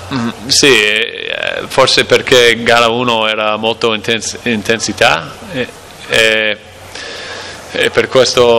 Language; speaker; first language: Italian; non-native, learner; English